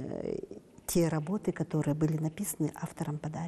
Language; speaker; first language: Russian; non-native, local second language; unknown